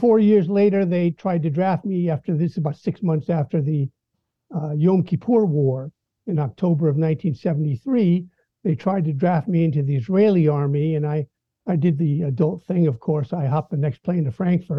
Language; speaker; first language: English; native; English